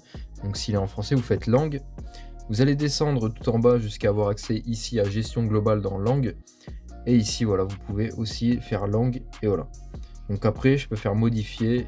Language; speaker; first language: French; native; French